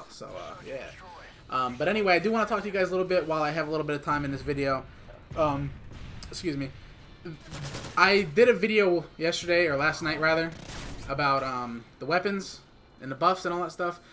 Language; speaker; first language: English; native; English